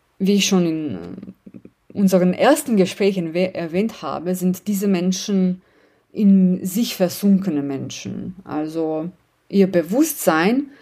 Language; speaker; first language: German; non-native, fluent; Slovenian